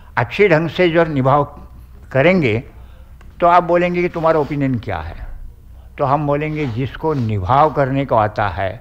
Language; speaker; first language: Hindi; non-native, local second language; Marathi